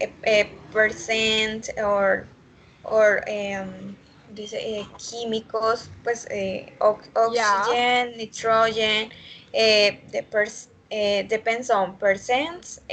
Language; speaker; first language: English; non-native, learner; Spanish